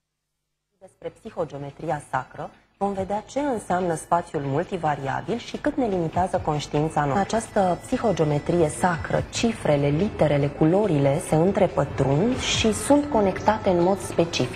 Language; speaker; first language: Romanian; native; Romanian